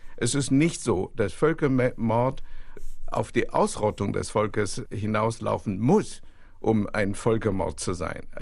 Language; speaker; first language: German; non-native, fluent; Chinese